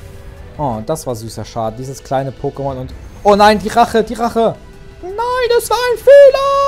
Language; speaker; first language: German; native; German